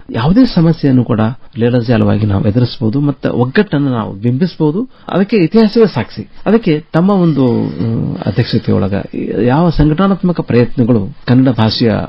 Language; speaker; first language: Kannada; native; Kannada